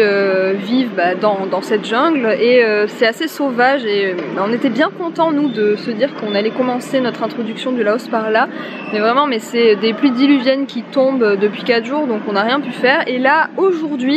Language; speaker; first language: French; native; French